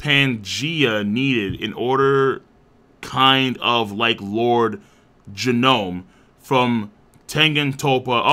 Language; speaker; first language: English; native; English